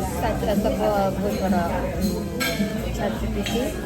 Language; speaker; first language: Russian; non-native, fluent; Korean